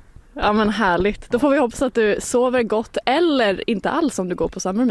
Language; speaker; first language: Swedish; native; Swedish